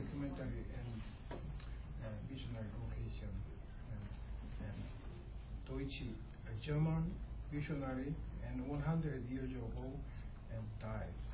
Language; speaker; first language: English; non-native, learner; Korean